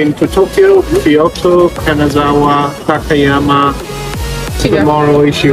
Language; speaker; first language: English; non-native, learner; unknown